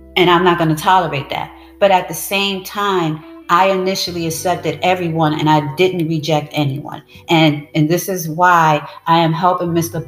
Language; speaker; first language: English; early bilingual, other home language; Spanish